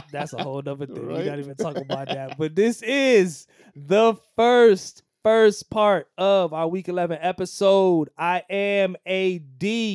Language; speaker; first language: English; native; English